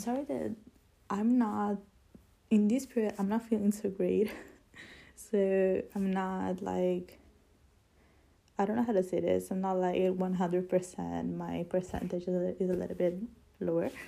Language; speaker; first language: English; non-native, fluent; Italian